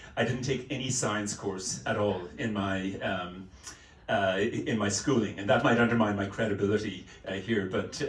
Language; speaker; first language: English; native; English